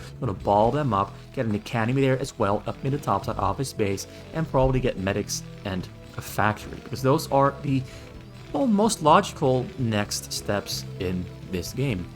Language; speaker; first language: English; native; English